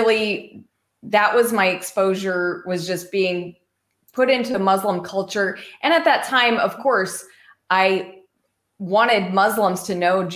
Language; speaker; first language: English; native; English